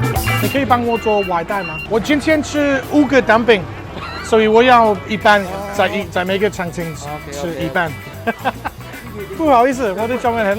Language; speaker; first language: Chinese; non-native, learner; English